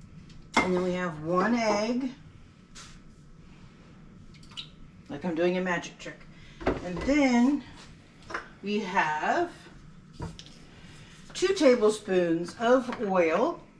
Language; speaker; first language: English; native; English